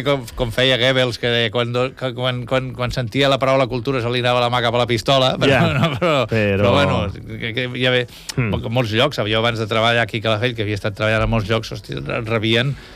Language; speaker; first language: Catalan; native; Catalan